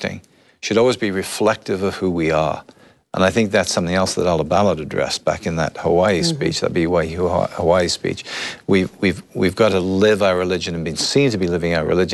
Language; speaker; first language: English; native; English